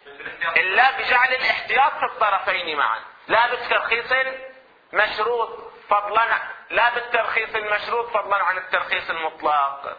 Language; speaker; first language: Arabic; native; Arabic